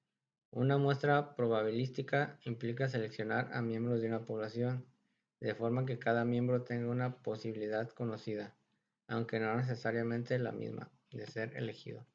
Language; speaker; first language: Spanish; native; Spanish